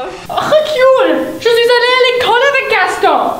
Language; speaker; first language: French; non-native, learner; English